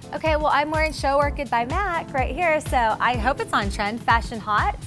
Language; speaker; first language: English; native; English